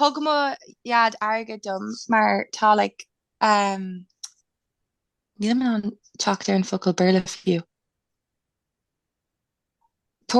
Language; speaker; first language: Irish; non-native, local second language; English